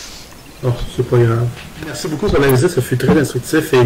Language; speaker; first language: French; native; French